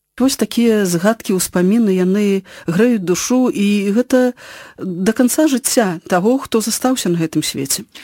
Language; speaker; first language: Belarusian; native; Belarusian